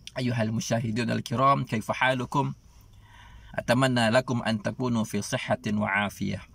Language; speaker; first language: Arabic; non-native, fluent; Malay